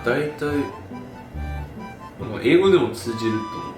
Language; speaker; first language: Japanese; non-native, fluent; Chinese